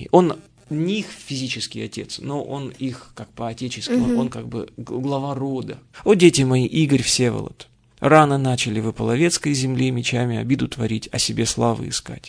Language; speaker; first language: Russian; native; Russian